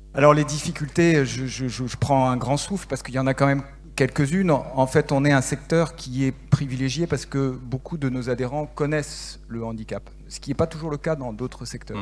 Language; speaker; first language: French; native; French